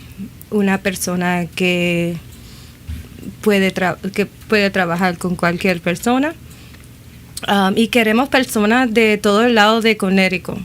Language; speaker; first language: Spanish; early bilingual, other home language; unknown